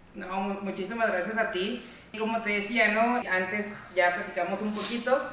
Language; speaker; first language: Spanish; native; Spanish